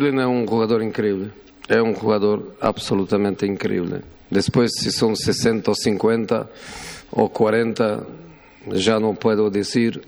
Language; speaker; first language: Spanish; non-native, fluent; Portuguese